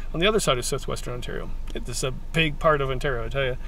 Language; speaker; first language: English; native; English